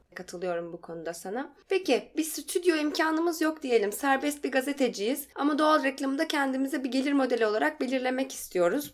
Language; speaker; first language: Turkish; native; Turkish